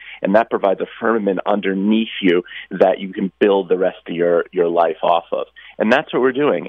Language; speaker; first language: English; native; English